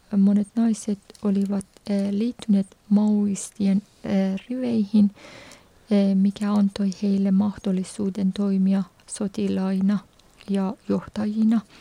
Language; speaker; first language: Finnish; non-native, fluent; Persian